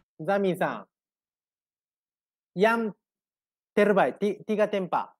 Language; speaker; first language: Malay; non-native, learner; Japanese